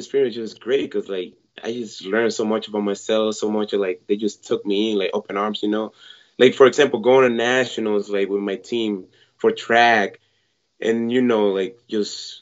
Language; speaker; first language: English; non-native, fluent; Spanish